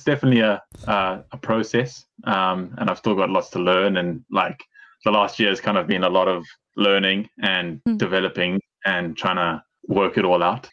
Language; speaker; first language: English; native; English